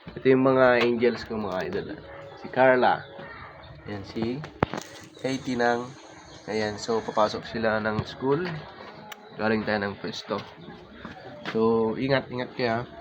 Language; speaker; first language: Filipino; non-native, local second language; Iloko